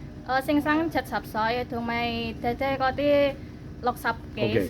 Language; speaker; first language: Cantonese; non-native, learner; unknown